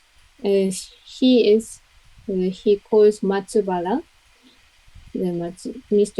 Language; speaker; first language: English; non-native, learner; Japanese